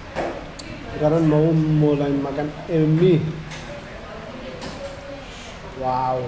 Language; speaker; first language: Indonesian; non-native, learner; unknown